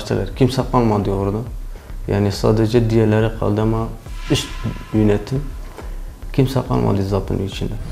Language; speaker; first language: Turkish; non-native, learner; Kurdish